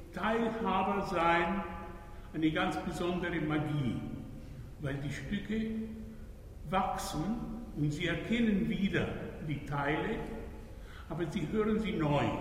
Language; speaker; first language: German; non-native, fluent; Hungarian